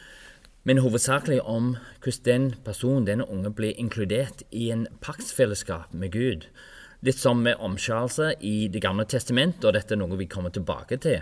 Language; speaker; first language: Norwegian; non-native, fluent; English